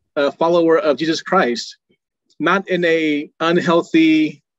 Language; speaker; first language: English; native; English